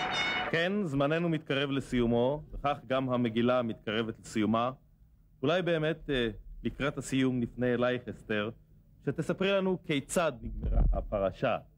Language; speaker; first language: Hebrew; native; Hebrew